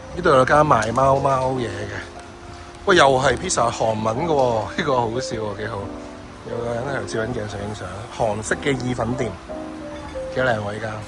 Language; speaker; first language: Cantonese; native; Cantonese